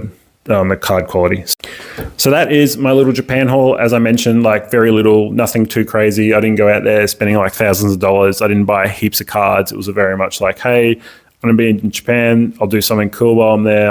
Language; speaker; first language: English; native; English